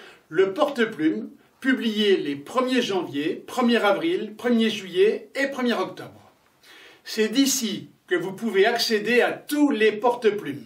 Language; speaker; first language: French; native; French